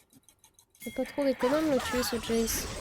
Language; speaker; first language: French; native; French